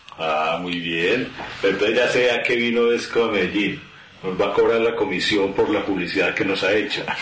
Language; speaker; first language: Spanish; native; Spanish